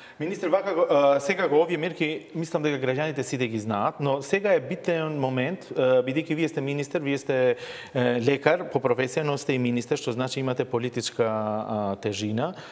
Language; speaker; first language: Macedonian; non-native, local second language; Albanian